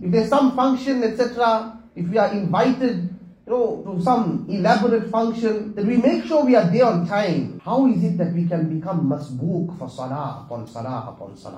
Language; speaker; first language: English; native; English